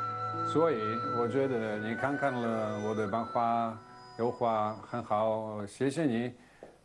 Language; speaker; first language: Chinese; non-native, learner; Slovak